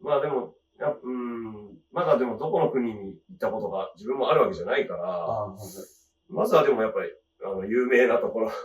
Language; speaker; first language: Japanese; native; Japanese